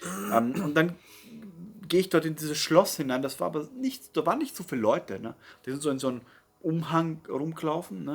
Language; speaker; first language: German; native; German